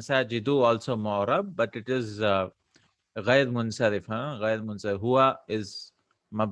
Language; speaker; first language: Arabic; non-native, fluent; English